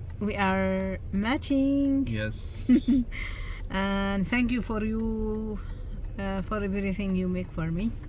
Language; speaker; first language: English; non-native, learner; Arabic